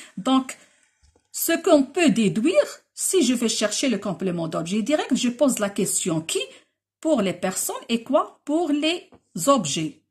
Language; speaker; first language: French; non-native, local second language; Arabic